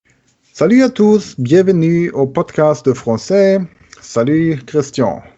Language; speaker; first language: French; non-native, learner; German